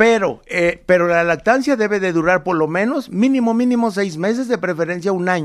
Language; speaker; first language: Spanish; native; Spanish